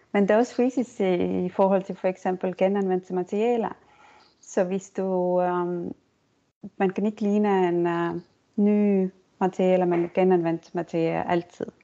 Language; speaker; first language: Danish; non-native, fluent; Estonian